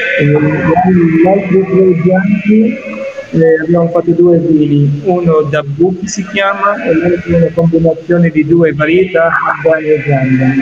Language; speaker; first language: Italian; non-native, fluent; Arabic